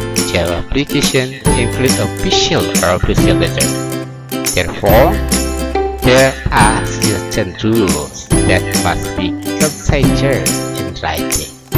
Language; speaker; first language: English; non-native, fluent; Indonesian